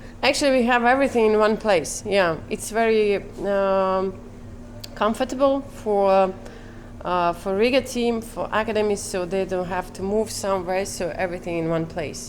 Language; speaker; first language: English; non-native, fluent; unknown